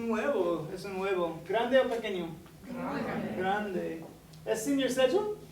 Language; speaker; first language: Spanish; non-native, fluent; English